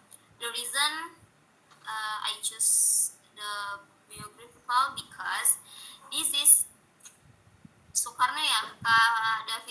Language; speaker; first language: English; non-native, learner; Indonesian